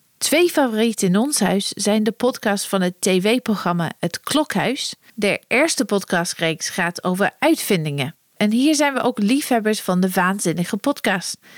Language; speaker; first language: Dutch; non-native, fluent; English